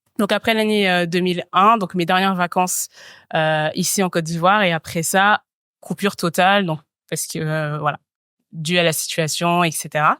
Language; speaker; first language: French; early bilingual, other home language; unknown